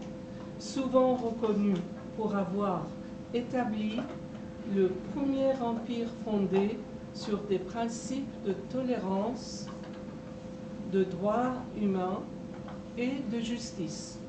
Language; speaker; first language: French; non-native, fluent; Persian